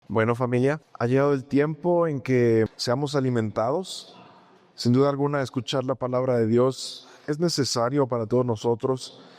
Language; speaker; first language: Spanish; native; Spanish